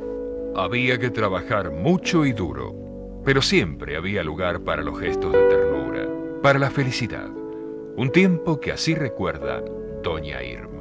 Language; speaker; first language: Spanish; native; Spanish